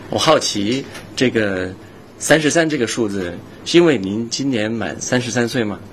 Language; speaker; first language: Chinese; non-native, fluent; English